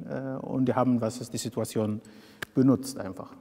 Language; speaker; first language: German; non-native, fluent; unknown